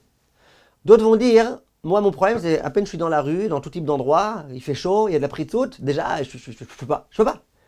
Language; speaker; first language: French; native; French